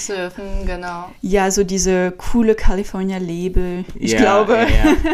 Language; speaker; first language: German; non-native, learner; French